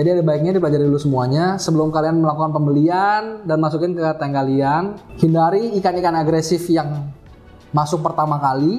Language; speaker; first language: Indonesian; native; Indonesian